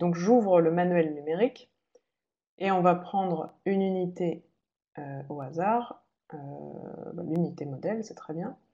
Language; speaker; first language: French; native; French